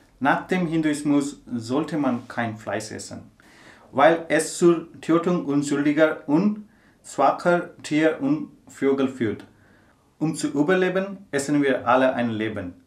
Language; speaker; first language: German; non-native, learner; Gujarati